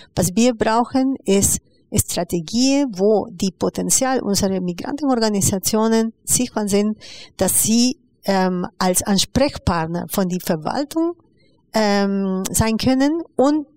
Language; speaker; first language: German; non-native, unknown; Spanish